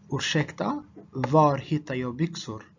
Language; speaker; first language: Swedish; non-native, fluent; Tigrinya